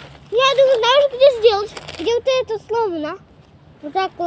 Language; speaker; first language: Russian; native; Russian